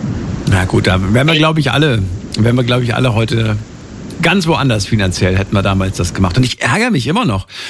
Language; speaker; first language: German; native; German